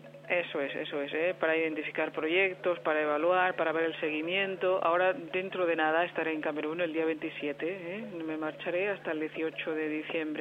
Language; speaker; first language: Spanish; native; Spanish